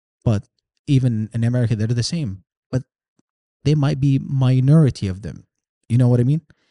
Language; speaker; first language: English; non-native, fluent; Arabic